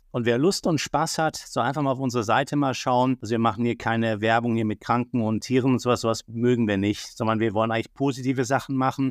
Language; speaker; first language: German; native; German